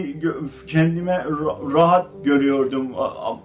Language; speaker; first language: Turkish; non-native, fluent; Azerbaijani